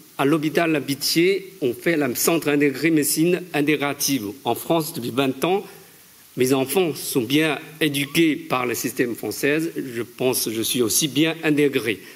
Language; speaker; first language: French; non-native, fluent; Chinese